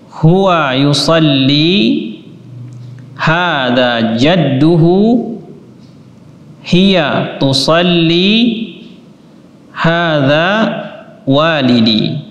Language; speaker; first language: Arabic; non-native, fluent; Indonesian